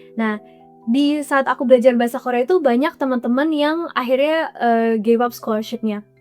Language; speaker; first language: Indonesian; native; Indonesian